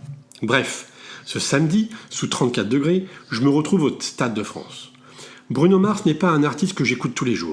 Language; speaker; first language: French; native; French